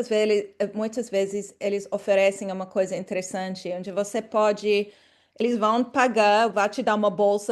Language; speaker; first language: Portuguese; non-native, fluent; English